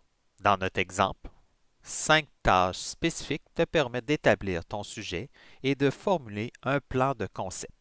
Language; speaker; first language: French; native; French